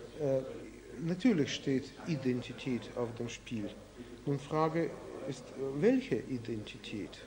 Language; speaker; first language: German; non-native, fluent; Russian